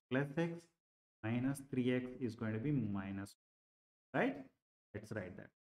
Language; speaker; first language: English; non-native, local second language; Telugu